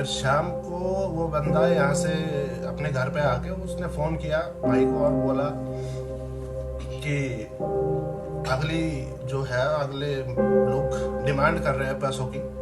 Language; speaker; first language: Hindi; native; Hindi